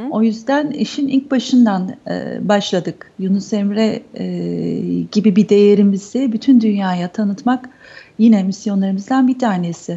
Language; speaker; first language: Turkish; native; Turkish